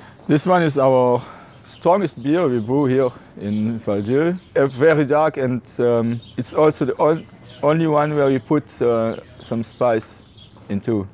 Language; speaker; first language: English; non-native, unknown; French